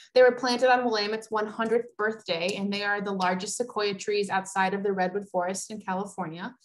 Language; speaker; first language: English; native; English